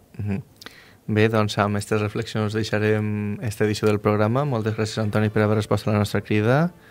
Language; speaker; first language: Catalan; native; Catalan